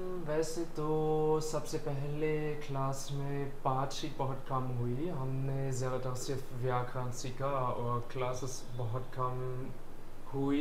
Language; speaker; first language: Hindi; non-native, fluent; German